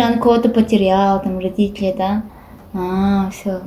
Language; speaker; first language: Russian; non-native, learner; Japanese